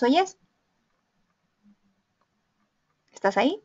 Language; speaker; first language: Spanish; native; Spanish